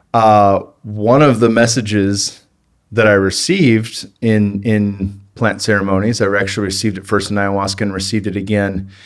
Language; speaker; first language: English; native; English